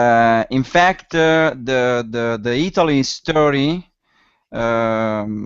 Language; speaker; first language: English; non-native, learner; Italian